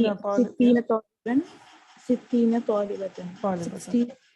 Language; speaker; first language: Arabic; non-native, learner; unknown